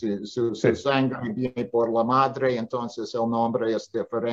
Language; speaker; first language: Spanish; non-native, fluent; English